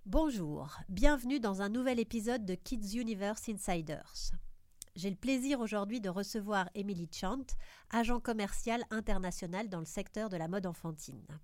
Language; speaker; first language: French; native; French